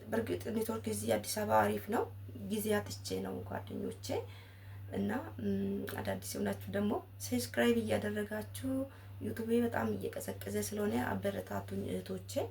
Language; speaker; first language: Amharic; native; Amharic